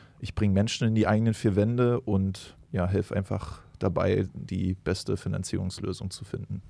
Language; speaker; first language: German; native; German